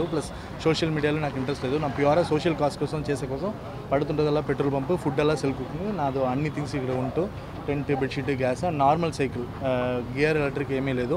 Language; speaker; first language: Telugu; non-native, learner; Tamil